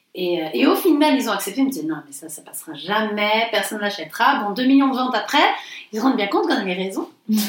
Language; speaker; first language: French; native; French